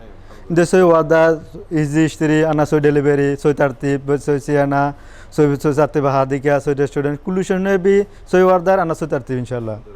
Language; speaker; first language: Arabic; non-native, learner; Bangla